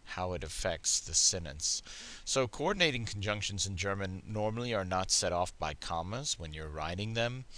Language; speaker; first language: English; native; English